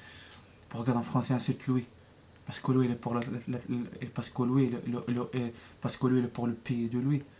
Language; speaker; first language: French; non-native, learner; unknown